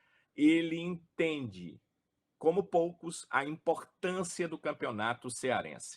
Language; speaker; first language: Portuguese; native; Portuguese